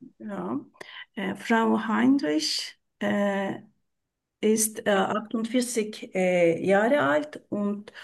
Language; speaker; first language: German; non-native, learner; Turkish